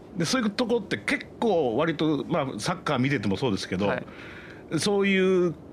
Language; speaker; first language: Japanese; native; Japanese